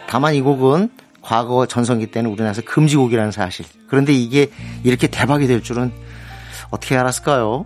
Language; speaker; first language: Korean; native; Korean